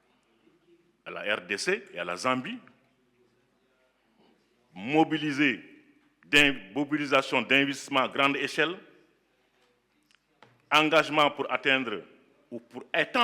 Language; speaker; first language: French; non-native, local second language; Wolof